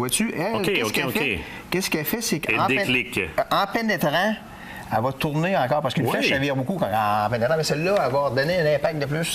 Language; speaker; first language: French; native; French